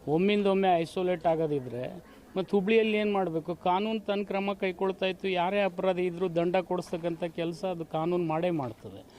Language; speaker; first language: Kannada; native; Kannada